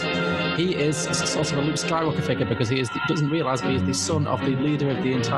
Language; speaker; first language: English; native; English